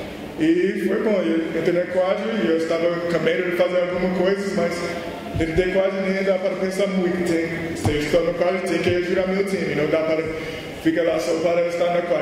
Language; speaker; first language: Portuguese; non-native, learner; English